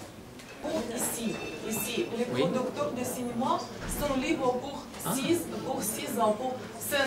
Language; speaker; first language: French; non-native, learner; Russian